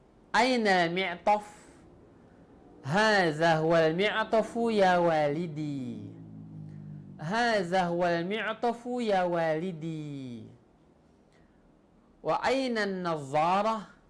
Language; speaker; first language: Arabic; non-native, fluent; Indonesian